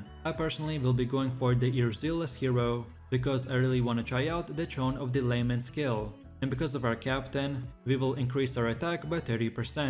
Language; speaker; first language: English; non-native, fluent; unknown